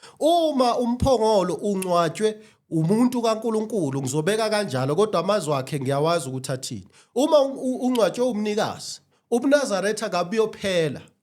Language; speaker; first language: Zulu; native; Zulu